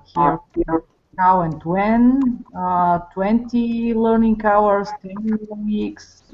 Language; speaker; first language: English; non-native, fluent; Bulgarian